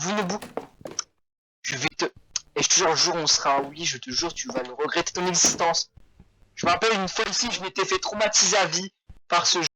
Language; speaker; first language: French; native; French